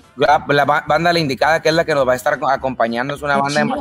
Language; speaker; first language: Spanish; native; Spanish